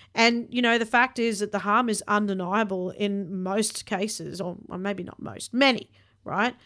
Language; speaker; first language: English; early bilingual, other home language; Hindi